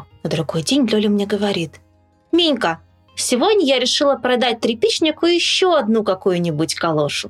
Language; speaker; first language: Russian; native; Russian